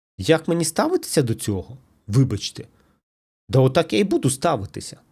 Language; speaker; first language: Ukrainian; non-native, local second language; Russian